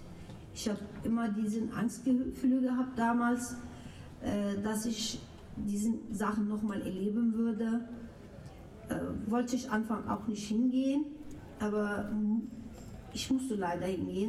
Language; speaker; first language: German; non-native, local second language; Turkish